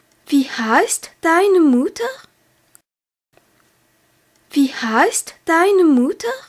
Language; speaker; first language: German; non-native, fluent; French